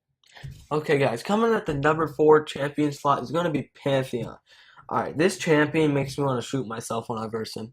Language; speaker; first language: English; native; English